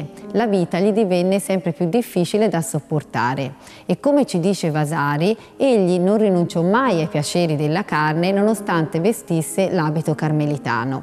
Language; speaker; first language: Italian; native; Italian